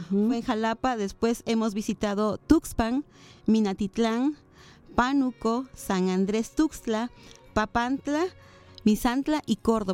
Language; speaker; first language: Spanish; native; Spanish